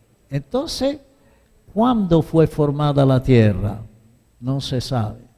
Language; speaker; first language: Spanish; non-native, fluent; Italian